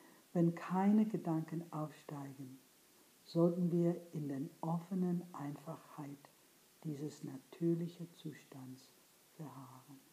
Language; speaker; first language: German; non-native, fluent; English